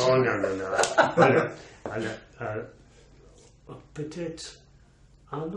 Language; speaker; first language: French; non-native, learner; English